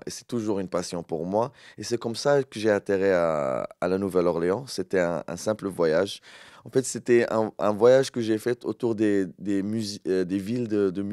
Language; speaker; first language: French; non-native, local second language; Arabic